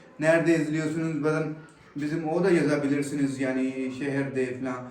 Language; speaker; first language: Turkish; native; Turkish